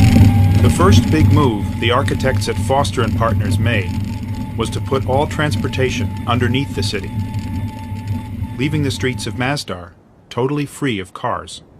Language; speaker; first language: English; native; English